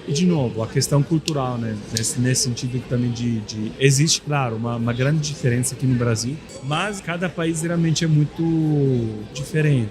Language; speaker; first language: Portuguese; non-native, fluent; Italian